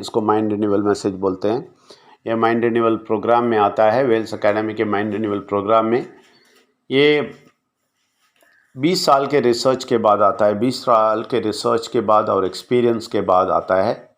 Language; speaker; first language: Hindi; non-native, local second language; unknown